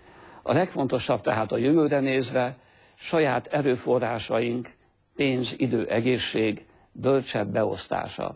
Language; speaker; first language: Hungarian; native; Hungarian